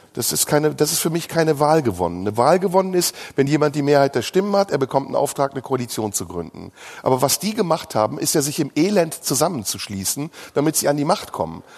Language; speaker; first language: German; early bilingual, other home language; Turkish